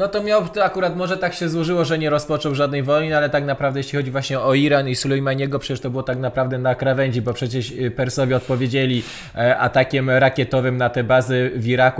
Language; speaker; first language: Polish; native; Polish